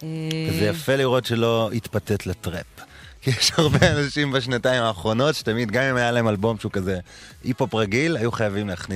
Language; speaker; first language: Hebrew; native; Hebrew